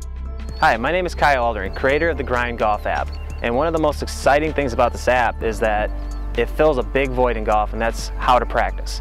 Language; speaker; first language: English; native; English